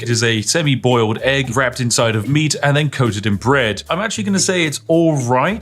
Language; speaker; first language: English; native; English